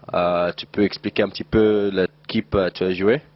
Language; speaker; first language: French; non-native, learner; Zulu